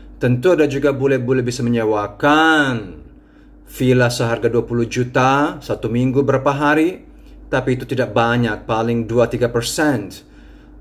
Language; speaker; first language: Indonesian; non-native, fluent; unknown